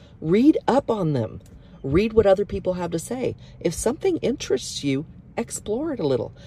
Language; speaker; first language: English; native; English